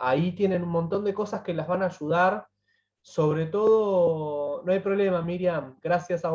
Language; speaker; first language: Spanish; native; Spanish